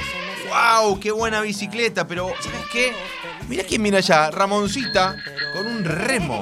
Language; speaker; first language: Spanish; native; Spanish